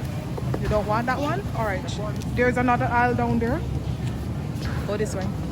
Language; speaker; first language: English; native; English